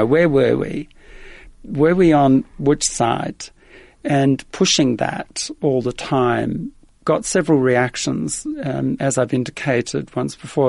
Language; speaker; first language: English; early bilingual, other home language; Dutch